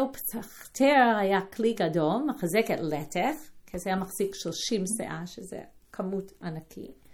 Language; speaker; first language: Hebrew; non-native, fluent; English